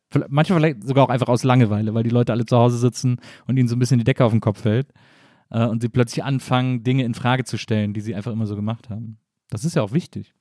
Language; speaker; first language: German; native; German